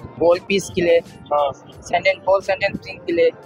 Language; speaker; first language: Hindi; non-native, local second language; Tibetan